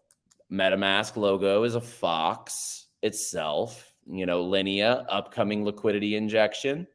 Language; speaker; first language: English; native; English